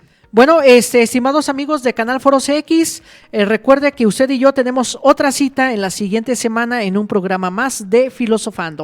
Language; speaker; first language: Spanish; native; Spanish